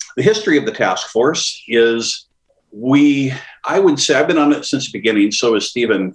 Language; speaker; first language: English; native; English